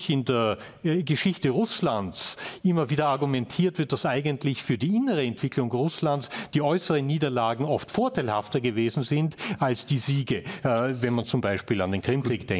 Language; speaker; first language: German; native; German